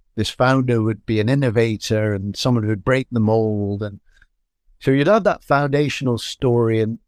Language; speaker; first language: English; native; English